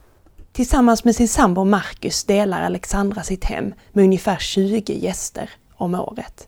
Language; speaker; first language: Swedish; native; Swedish